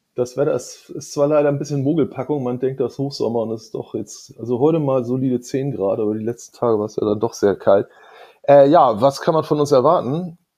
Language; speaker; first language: German; native; German